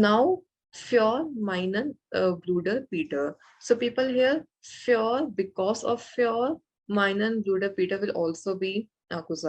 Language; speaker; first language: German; non-native, learner; Malayalam